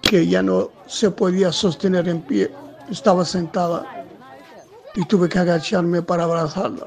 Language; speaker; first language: Spanish; non-native, local second language; Arabic